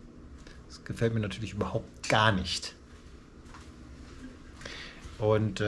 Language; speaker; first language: German; native; German